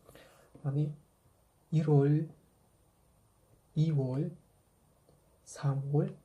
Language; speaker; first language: Korean; non-native, fluent; Kazakh